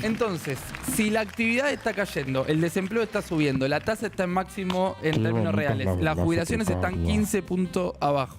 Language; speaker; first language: Spanish; native; Spanish